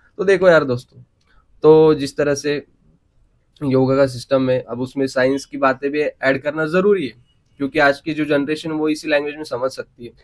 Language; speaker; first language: Hindi; non-native, local second language; Marathi